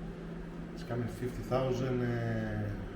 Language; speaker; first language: English; non-native, learner; Greek